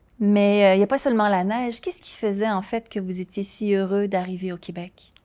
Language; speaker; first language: French; native; French